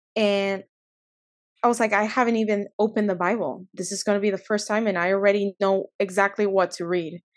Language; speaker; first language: English; early bilingual, other home language; Spanish